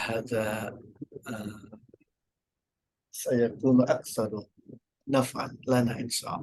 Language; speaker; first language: Arabic; non-native, fluent; Indonesian